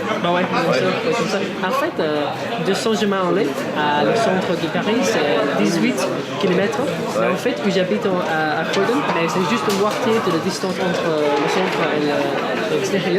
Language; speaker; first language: French; non-native, learner; English